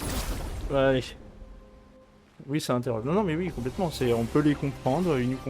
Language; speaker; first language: French; native; French